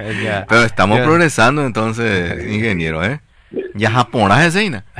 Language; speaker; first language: Spanish; native; Spanish